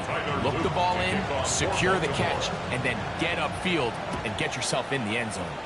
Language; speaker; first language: English; native; English